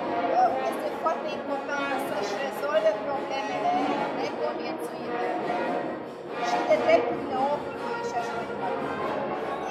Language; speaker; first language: Romanian; non-native, local second language; Hungarian